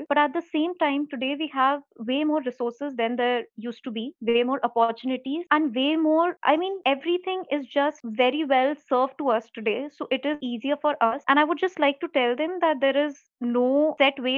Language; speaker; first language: English; non-native, local second language; Hindi